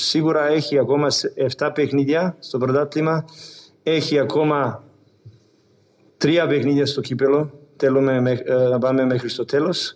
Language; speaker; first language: Greek; non-native, fluent; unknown